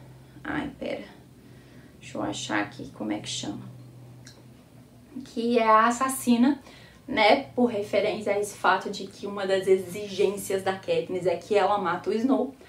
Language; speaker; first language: Portuguese; native; Portuguese